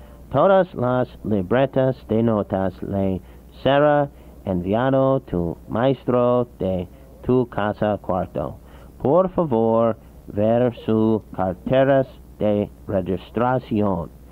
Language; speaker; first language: Spanish; non-native, learner; English